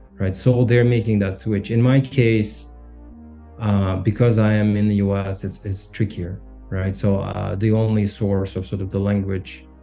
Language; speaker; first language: English; non-native, fluent; Russian